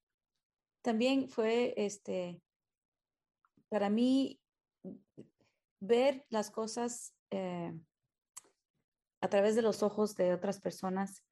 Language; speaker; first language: Spanish; early bilingual, heritage; Spanish